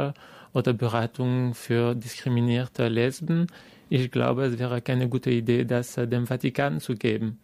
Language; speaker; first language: German; non-native, fluent; French